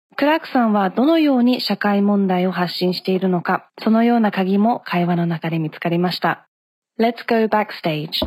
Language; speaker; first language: Japanese; early bilingual, heritage; Japanese